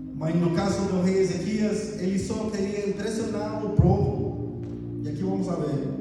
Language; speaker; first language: Portuguese; non-native, fluent; Spanish